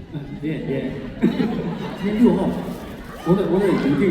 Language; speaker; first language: Korean; non-native, fluent; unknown